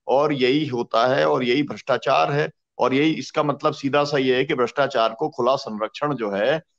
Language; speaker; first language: Hindi; native; Hindi